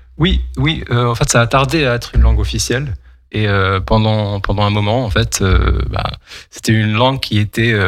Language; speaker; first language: French; non-native, local second language; Kabyle